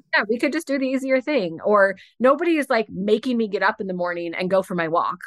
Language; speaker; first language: English; native; English